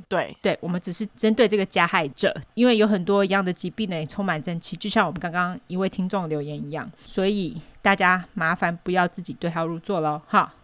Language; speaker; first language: Chinese; native; Chinese